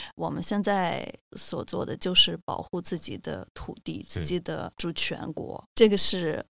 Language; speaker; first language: Chinese; non-native, fluent; Russian